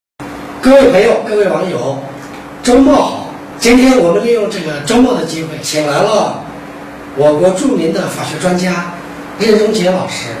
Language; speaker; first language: Chinese; native; Chinese